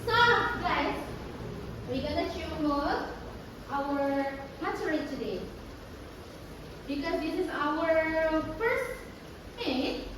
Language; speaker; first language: English; non-native, learner; Indonesian